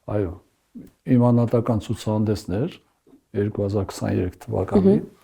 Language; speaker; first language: Armenian; early bilingual, heritage; Armenian